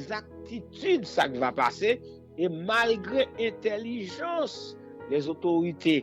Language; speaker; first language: French; non-native, local second language; Haitian Creole